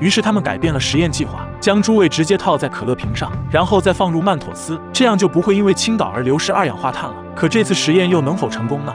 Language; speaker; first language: Chinese; native; Chinese